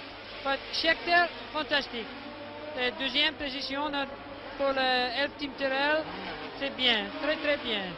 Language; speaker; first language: French; non-native, learner; English